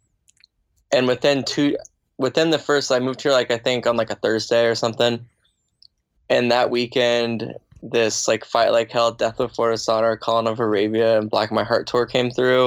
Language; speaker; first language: English; native; English